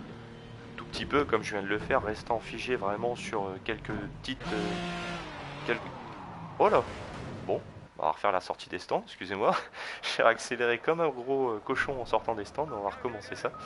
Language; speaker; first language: French; native; French